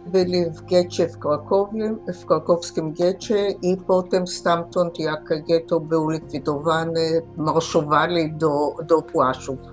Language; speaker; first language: Polish; early bilingual, heritage; Polish